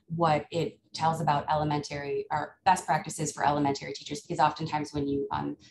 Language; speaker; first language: English; native; English